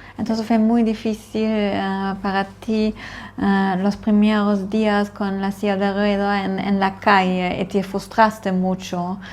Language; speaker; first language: Spanish; non-native, fluent; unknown